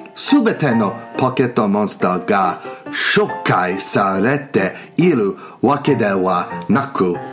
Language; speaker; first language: Japanese; non-native, learner; English